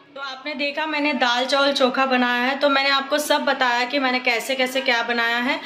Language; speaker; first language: Hindi; native; Hindi